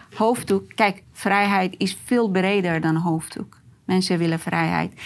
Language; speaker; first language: Dutch; non-native, fluent; Persian